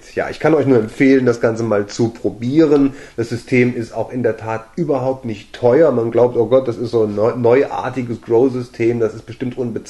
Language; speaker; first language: German; native; German